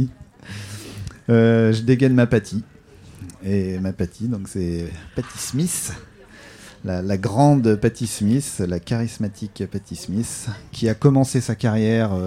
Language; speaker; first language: French; native; French